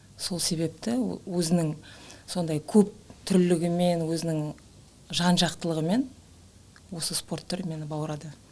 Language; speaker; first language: Kazakh; native; Kazakh